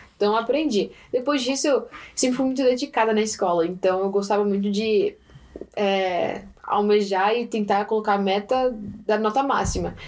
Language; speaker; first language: Portuguese; early bilingual, heritage; Portuguese